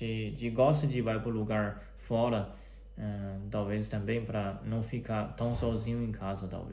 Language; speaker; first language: Portuguese; non-native, fluent; Chinese